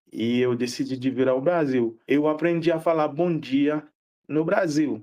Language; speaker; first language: Portuguese; non-native, fluent; Haitian Creole